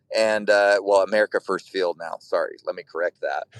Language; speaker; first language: English; native; English